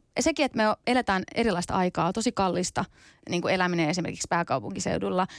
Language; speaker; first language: Finnish; early bilingual, other home language; Kurdish